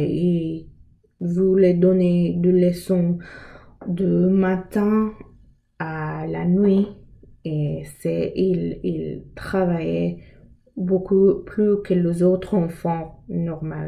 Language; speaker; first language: French; non-native, learner; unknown